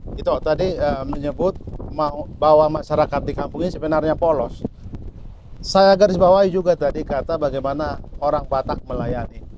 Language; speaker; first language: Indonesian; native; Indonesian